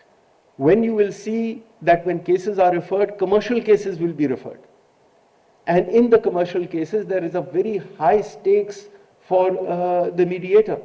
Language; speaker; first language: English; non-native, local second language; Urdu